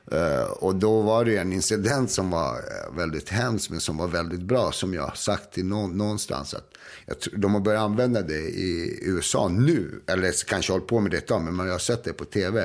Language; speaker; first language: Swedish; native; Swedish